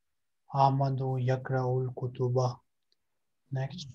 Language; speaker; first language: Arabic; non-native, fluent; Urdu